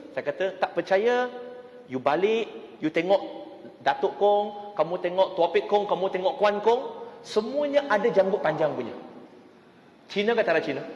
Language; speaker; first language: Malay; non-native, local second language; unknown